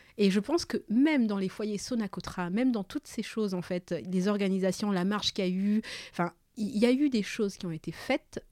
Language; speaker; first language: French; early bilingual, other home language; Malagasy